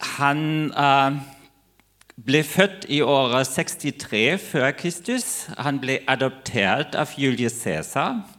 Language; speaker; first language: Norwegian; non-native, fluent; German